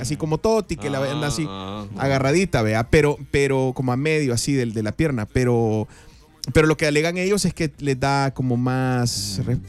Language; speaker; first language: Spanish; native; Spanish